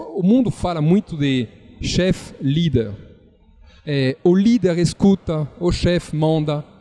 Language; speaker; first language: Portuguese; non-native, fluent; French